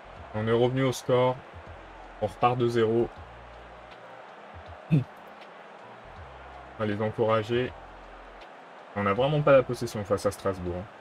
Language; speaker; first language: French; native; French